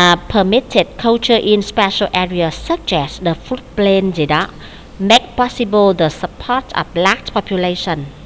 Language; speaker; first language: English; non-native, fluent; Vietnamese